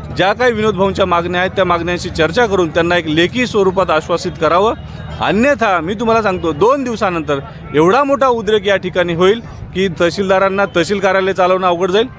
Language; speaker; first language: Marathi; non-native, local second language; Lambadi